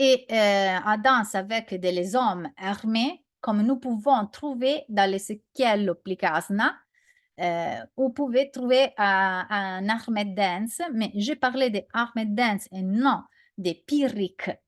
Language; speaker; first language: French; non-native, learner; Italian